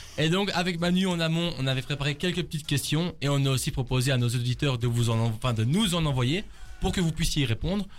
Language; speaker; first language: French; native; French